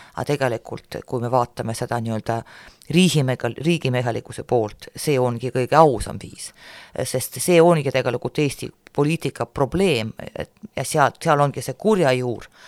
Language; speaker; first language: Estonian; non-native, local second language; Russian